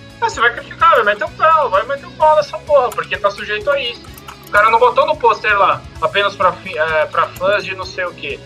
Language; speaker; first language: Portuguese; native; Portuguese